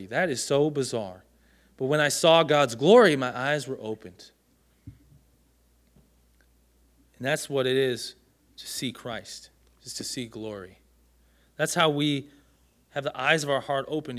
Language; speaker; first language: English; native; English